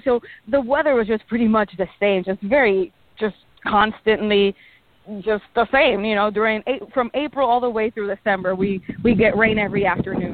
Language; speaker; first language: English; non-native, fluent; Spanish